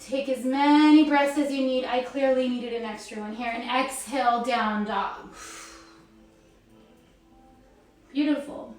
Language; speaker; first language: English; native; English